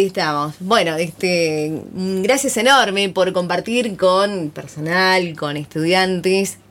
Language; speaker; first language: Spanish; native; Spanish